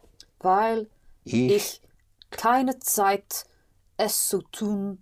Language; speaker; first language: German; non-native, learner; English